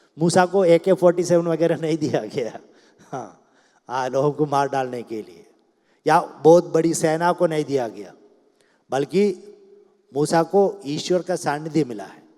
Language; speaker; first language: Hindi; non-native, local second language; Malayalam